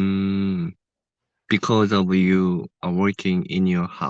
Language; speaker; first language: English; non-native, learner; Korean